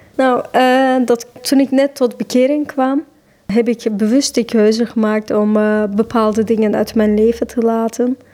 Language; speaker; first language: Dutch; non-native, fluent; Turkish